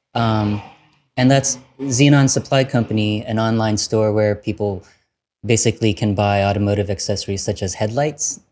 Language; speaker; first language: English; early bilingual, other home language; Vietnamese